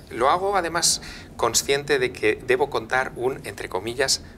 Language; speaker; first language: Spanish; native; Spanish